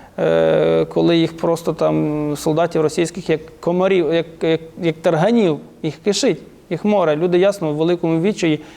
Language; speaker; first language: Ukrainian; native; Ukrainian